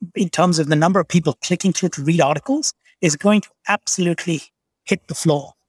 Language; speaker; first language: English; non-native, local second language; Bangla